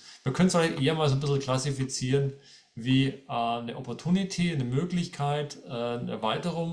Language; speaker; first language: German; native; German